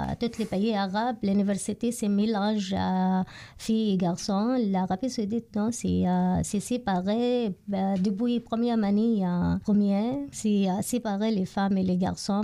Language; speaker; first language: French; non-native, learner; Arabic